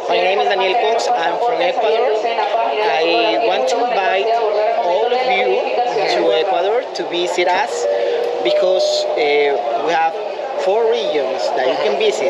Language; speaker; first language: English; non-native, fluent; Spanish